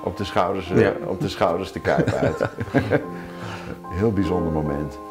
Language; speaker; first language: Dutch; native; Dutch